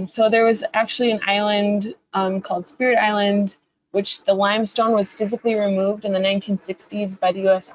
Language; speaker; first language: English; native; English